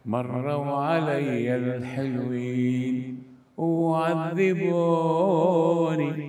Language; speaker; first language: Arabic; native; Arabic